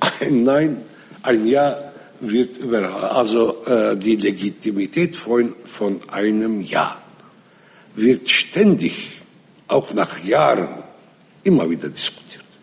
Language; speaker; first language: German; non-native, fluent; Arabic